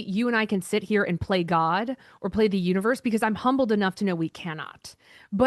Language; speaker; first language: English; native; English